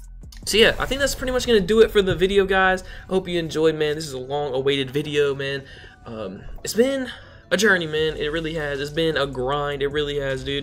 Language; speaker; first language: English; native; English